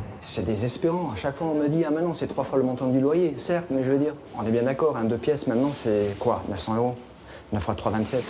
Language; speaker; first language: French; native; French